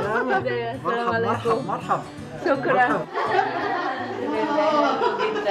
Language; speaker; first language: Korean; non-native, fluent; Arabic